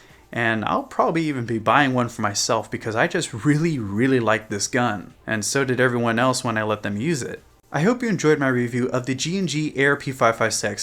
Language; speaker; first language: English; native; English